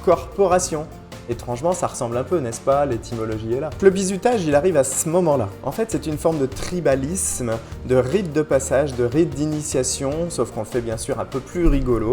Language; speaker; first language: French; native; French